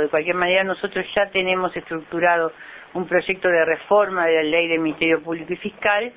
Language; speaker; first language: Spanish; native; Spanish